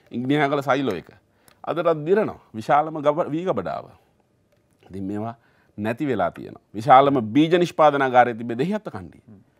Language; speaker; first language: Sinhala; native; Sinhala